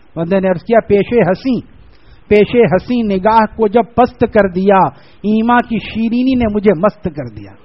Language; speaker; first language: Urdu; native; Urdu